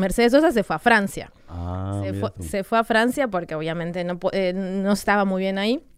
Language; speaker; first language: Spanish; native; Spanish